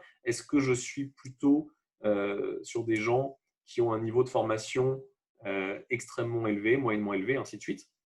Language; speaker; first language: French; native; French